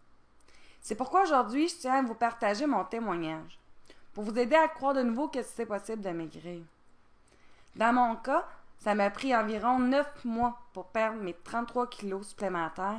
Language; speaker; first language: French; native; French